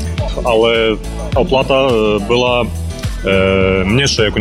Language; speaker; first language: Polish; non-native, learner; Ukrainian